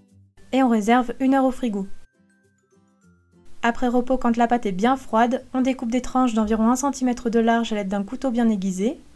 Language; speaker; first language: French; native; French